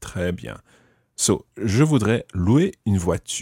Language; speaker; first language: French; non-native, fluent; English